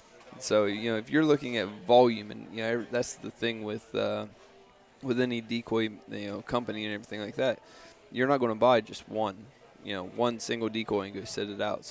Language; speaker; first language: English; native; English